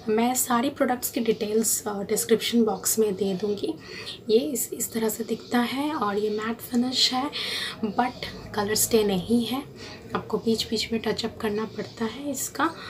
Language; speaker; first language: Hindi; non-native, local second language; Bangla